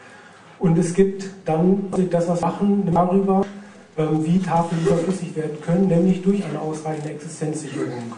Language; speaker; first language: German; native; German